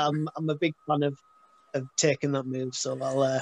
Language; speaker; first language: English; native; English